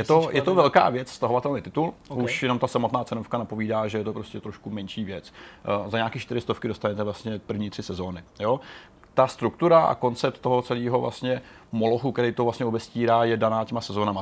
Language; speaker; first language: Czech; native; Czech